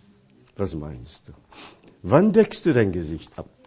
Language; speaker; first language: German; non-native, fluent; Chinese